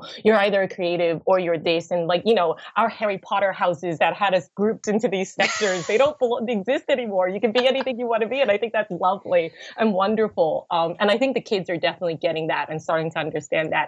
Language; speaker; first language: English; native; English